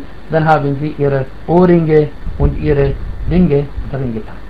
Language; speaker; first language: German; non-native, fluent; Arabic